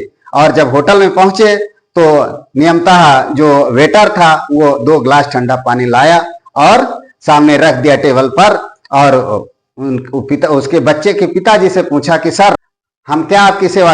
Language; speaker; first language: Hindi; native; Hindi